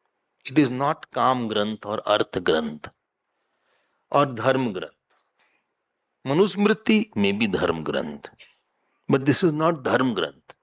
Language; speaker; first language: English; non-native, local second language; Hindi